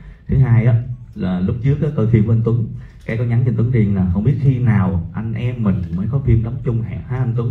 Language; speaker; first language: Vietnamese; native; Vietnamese